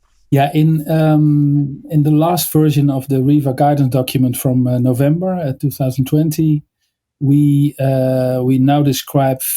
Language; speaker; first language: English; non-native, fluent; Dutch